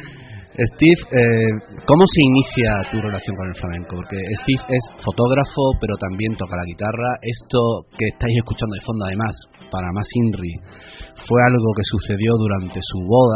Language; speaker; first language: Spanish; native; Spanish